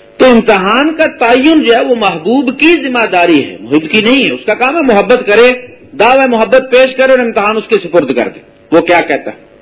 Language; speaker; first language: Urdu; native; Urdu